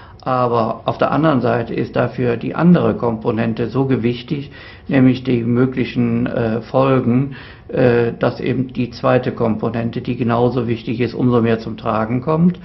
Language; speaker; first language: German; native; German